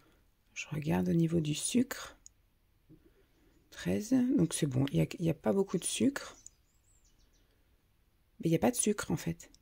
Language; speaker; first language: French; native; French